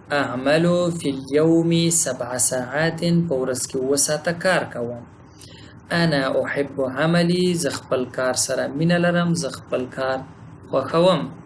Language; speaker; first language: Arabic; non-native, fluent; Pashto